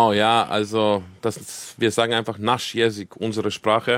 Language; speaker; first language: German; early bilingual, other home language; Croatian